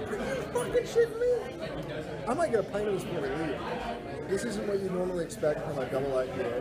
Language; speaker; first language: English; native; English